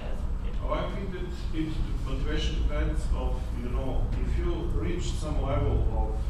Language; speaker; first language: English; non-native, fluent; Serbian